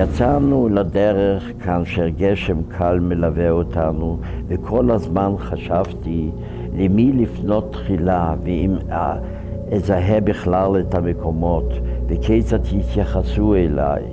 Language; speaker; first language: Hebrew; non-native, fluent; Ukrainian